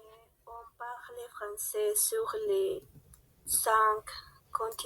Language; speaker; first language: French; non-native, learner; Spanish